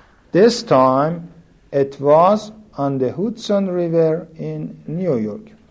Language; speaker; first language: English; non-native, fluent; Persian